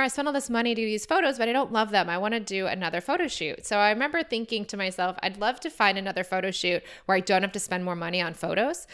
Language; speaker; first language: English; native; English